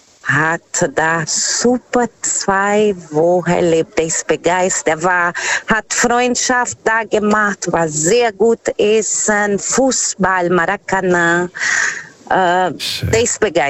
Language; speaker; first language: German; non-native, learner; Portuguese